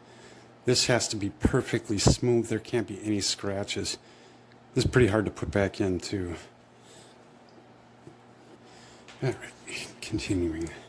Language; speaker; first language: English; native; English